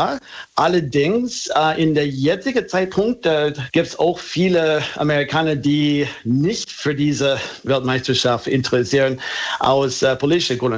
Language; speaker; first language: German; non-native, fluent; English